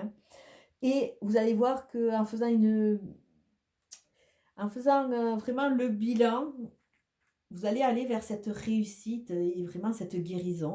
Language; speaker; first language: French; native; French